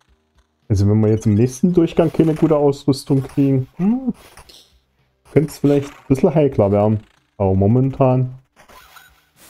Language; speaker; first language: German; native; German